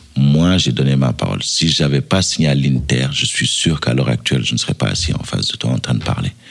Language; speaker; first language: French; early bilingual, other home language; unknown